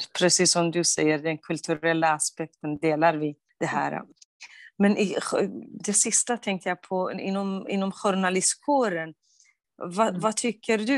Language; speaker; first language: Swedish; non-native, fluent; Kurdish